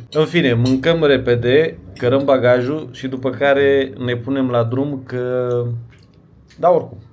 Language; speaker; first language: Romanian; native; Romanian